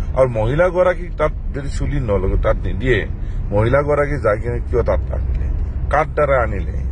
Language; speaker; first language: Assamese; native; Assamese